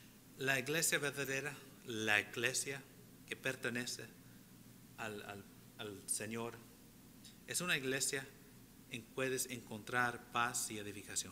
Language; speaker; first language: Spanish; early bilingual, heritage; English